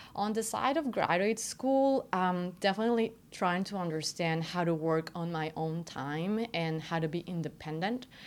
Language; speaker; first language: English; non-native, fluent; Spanish